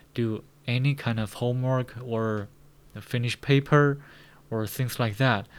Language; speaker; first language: English; non-native, fluent; Chinese